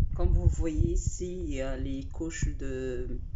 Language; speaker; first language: French; non-native, local second language; Arabic